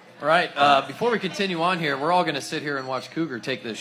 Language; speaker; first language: English; native; English